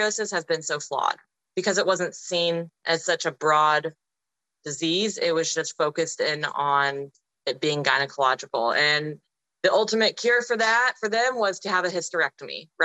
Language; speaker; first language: English; native; English